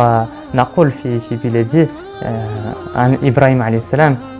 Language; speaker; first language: Arabic; non-native, learner; French